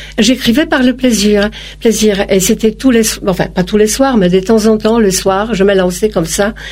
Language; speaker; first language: French; non-native, fluent; Polish